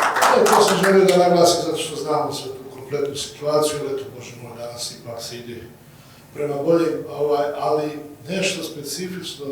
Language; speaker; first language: Bosnian; native; Bosnian